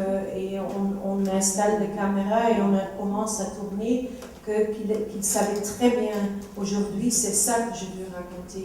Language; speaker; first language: French; non-native, local second language; Dutch